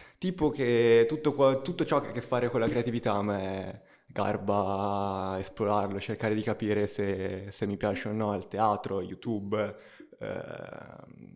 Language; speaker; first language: Italian; early bilingual, other home language; Russian